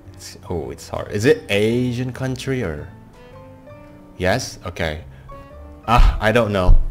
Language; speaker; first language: English; non-native, fluent; Indonesian